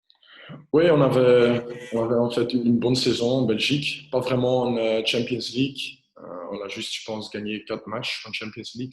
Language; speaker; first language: French; non-native, local second language; Dutch